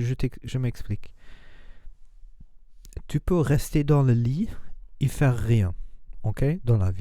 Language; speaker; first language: French; non-native, learner; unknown